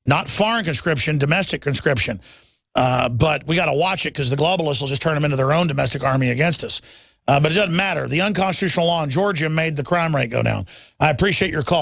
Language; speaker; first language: English; native; English